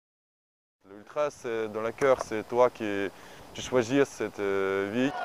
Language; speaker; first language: French; non-native, learner; Ukrainian